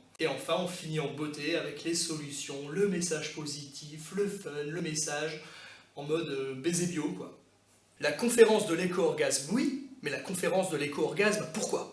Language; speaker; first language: French; native; French